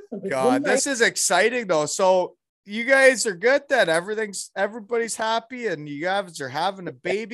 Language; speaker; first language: English; native; English